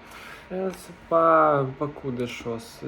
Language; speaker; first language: French; non-native, learner; Russian